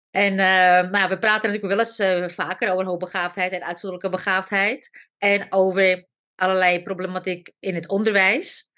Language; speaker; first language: Dutch; non-native, fluent; Slovak